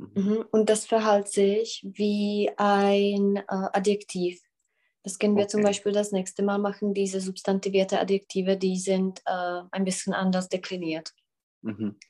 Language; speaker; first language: German; non-native, fluent; Czech